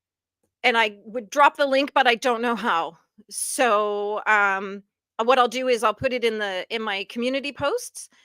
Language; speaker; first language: English; native; English